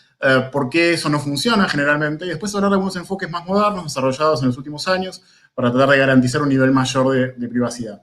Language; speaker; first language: Spanish; native; Spanish